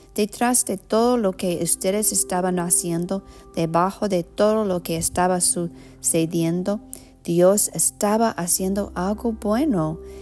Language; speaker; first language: Spanish; non-native, learner; English